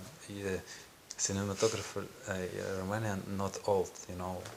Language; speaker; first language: English; non-native, learner; Ukrainian